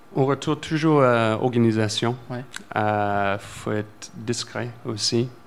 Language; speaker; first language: French; non-native, fluent; English